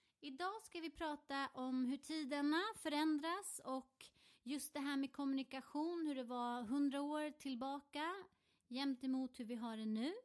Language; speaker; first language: Swedish; non-native, learner; Spanish